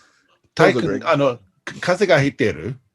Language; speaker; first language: Japanese; non-native, learner; English